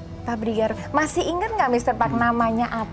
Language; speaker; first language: Indonesian; native; Indonesian